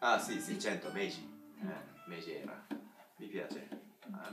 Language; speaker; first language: Italian; non-native, learner; Japanese